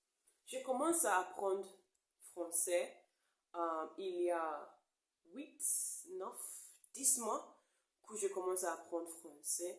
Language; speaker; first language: French; non-native, learner; English